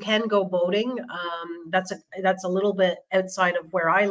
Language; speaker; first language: English; native; English